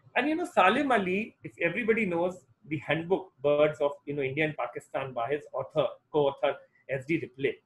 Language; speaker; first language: English; non-native, local second language; Hindi